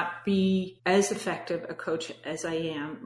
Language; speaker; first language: English; non-native, fluent; Danish